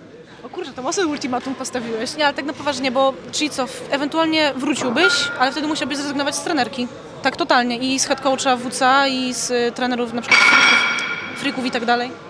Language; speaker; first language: Polish; native; Polish